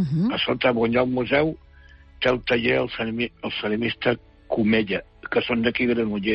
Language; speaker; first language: Catalan; native; Catalan